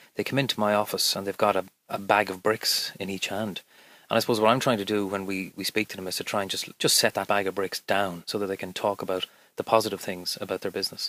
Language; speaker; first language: English; native; English